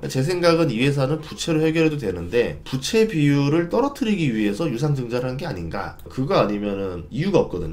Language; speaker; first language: Korean; native; Korean